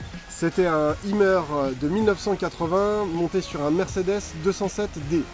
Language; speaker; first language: French; native; French